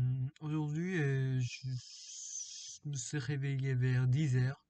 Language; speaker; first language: French; non-native, fluent; Korean